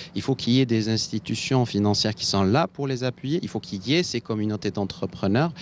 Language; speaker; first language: French; non-native, local second language; Arabic